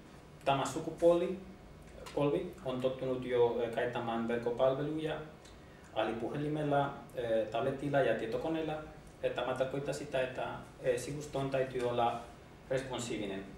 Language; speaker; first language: Finnish; non-native, learner; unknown